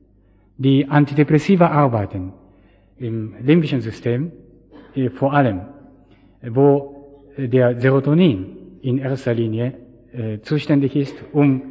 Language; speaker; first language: German; non-native, fluent; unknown